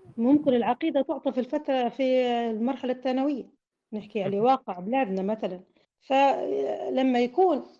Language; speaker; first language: Arabic; native; Arabic